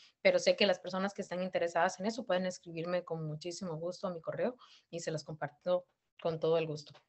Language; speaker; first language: Spanish; native; Spanish